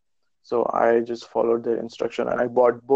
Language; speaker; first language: English; non-native, local second language; Urdu